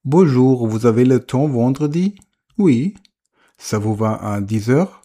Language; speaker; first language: French; non-native, fluent; German